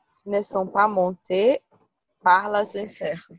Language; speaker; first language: French; non-native, learner; Portuguese